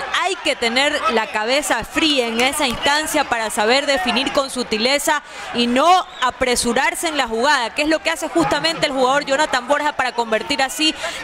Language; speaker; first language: Spanish; native; Spanish